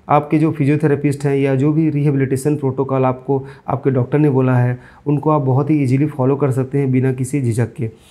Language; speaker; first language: Hindi; native; Hindi